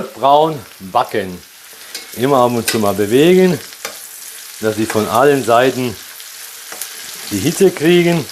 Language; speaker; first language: German; early bilingual, other home language; Polish